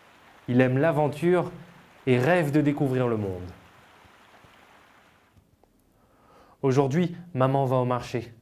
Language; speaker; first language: French; native; French